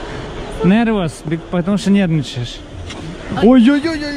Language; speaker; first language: Russian; native; Russian